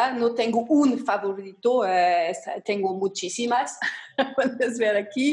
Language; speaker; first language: Spanish; non-native, fluent; German